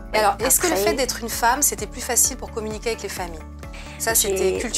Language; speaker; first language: French; native; French